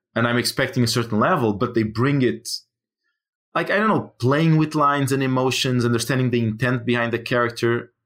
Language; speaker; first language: English; non-native, fluent; Portuguese